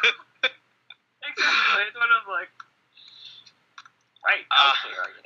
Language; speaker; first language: English; native; English